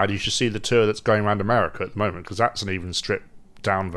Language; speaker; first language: English; native; English